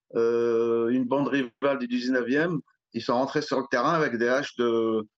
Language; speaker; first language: French; native; French